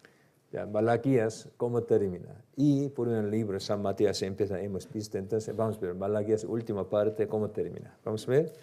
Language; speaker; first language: Spanish; non-native, learner; Korean